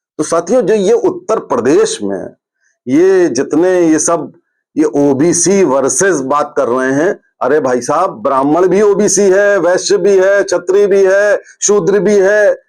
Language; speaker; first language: Hindi; native; Hindi